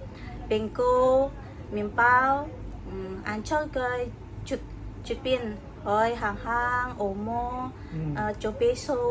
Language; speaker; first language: Cantonese; non-native, learner; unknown